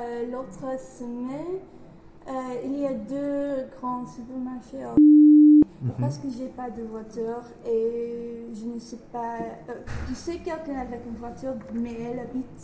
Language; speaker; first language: French; non-native, learner; English